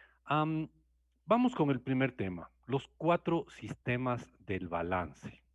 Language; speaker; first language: Spanish; native; Spanish